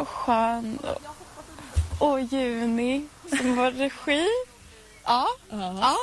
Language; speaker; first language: Swedish; native; Swedish